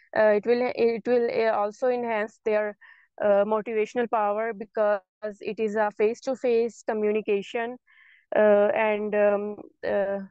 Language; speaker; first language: English; non-native, local second language; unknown